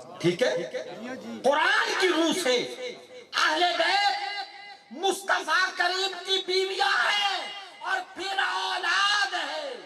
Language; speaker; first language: Urdu; non-native, local second language; Saraiki